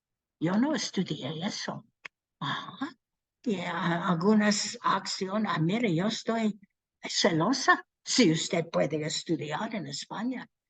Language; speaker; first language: Spanish; non-native, learner; English